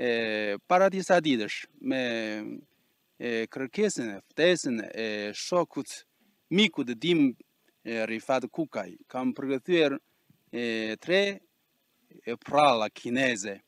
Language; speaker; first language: Albanian; non-native, fluent; Chinese